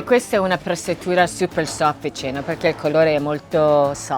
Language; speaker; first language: Italian; non-native, fluent; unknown